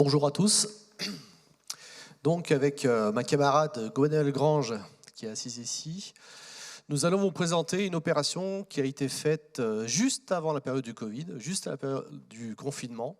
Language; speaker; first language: French; native; French